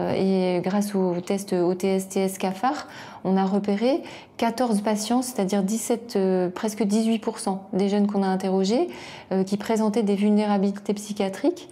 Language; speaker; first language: French; native; French